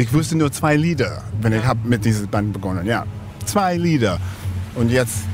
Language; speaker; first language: German; non-native, fluent; English